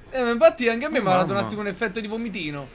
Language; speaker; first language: Italian; native; Italian